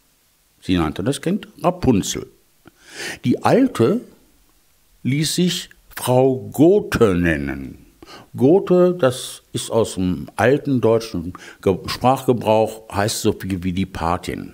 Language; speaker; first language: German; native; German